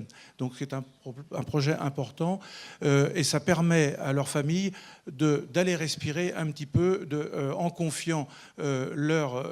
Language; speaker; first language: French; native; French